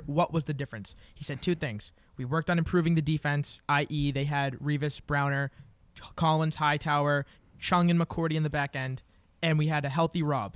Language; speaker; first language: English; native; English